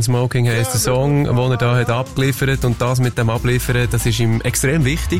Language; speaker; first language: German; native; German